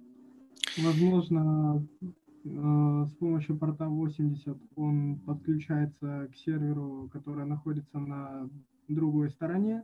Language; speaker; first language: Russian; native; Russian